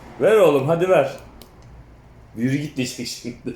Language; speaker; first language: Turkish; native; Turkish